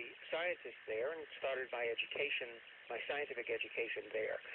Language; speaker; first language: English; native; English